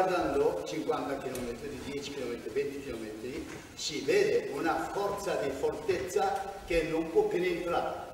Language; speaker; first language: Italian; non-native, learner; Japanese